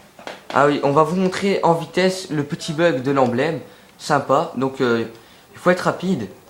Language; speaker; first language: French; native; French